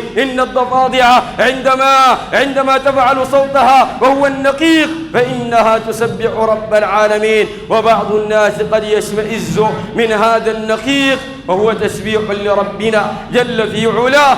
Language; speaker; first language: Arabic; native; Arabic